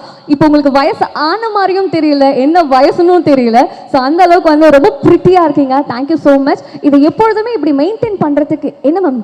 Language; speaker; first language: Tamil; native; Tamil